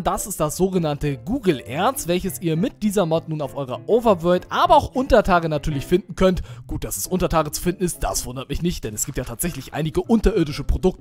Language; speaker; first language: German; native; German